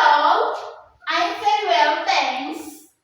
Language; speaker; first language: English; non-native, learner; Indonesian